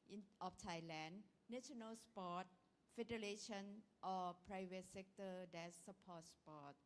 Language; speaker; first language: English; non-native, learner; Thai